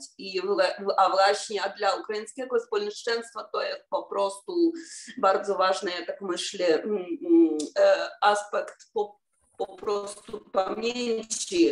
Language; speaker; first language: Polish; non-native, fluent; Ukrainian